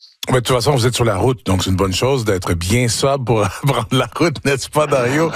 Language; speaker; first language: French; native; French